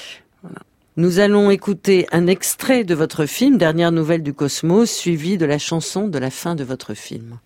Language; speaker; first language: French; native; French